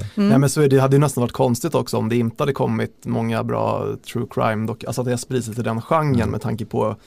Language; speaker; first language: Swedish; native; Swedish